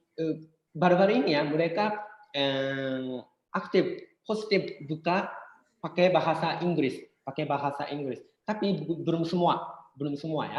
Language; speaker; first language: Indonesian; non-native, fluent; Japanese